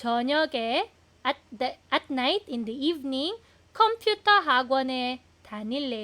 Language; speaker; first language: Korean; non-native, fluent; Filipino